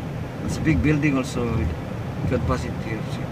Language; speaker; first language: English; non-native, local second language; Filipino